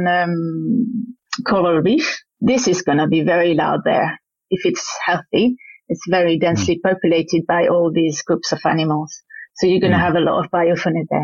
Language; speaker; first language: English; non-native, fluent; French